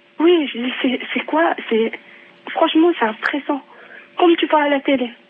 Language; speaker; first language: French; non-native, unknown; Arabic